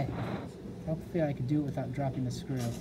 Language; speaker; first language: English; native; English